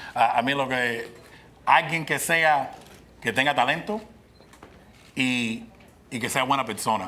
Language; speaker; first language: Spanish; early bilingual, other home language; English